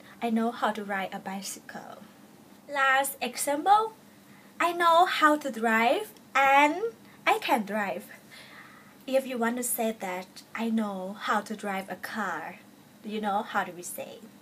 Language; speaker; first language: English; non-native, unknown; Thai